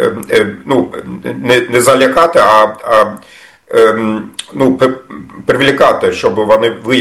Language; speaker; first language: Ukrainian; non-native, fluent; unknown